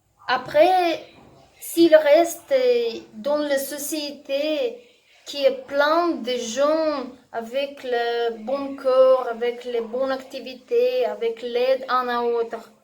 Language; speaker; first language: French; non-native, learner; Russian